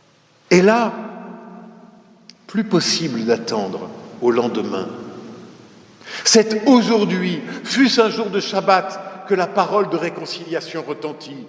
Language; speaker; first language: French; native; French